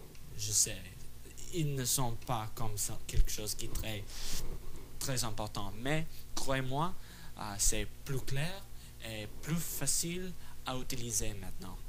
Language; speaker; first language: French; non-native, fluent; English